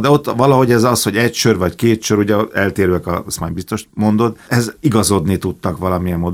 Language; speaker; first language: Hungarian; native; Hungarian